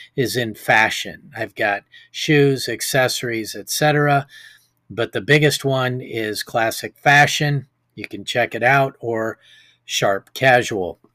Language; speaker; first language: English; native; English